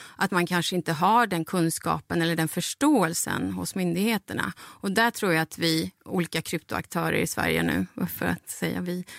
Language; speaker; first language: Swedish; non-native, fluent; Spanish